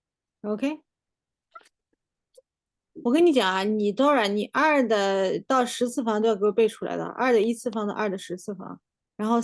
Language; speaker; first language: Chinese; native; Chinese